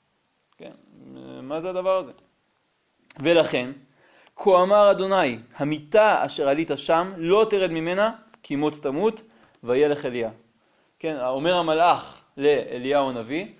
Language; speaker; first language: Hebrew; native; Hebrew